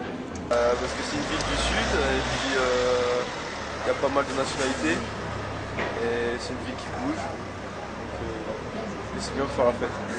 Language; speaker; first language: French; native; French